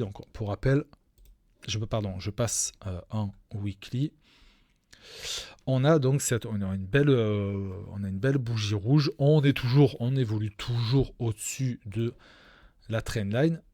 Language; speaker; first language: French; native; French